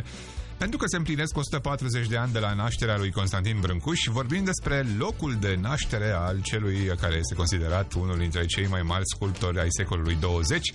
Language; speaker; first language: Romanian; native; Romanian